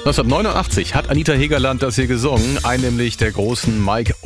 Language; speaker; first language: German; native; German